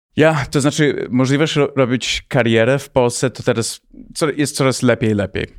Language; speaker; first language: Polish; early bilingual, heritage; Polish